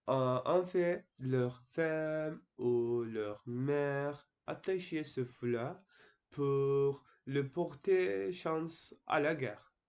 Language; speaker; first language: French; non-native, learner; Turkish